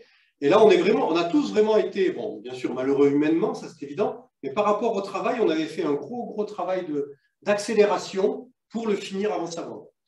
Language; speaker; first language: French; native; French